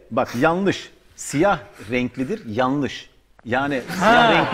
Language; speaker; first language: Turkish; native; Turkish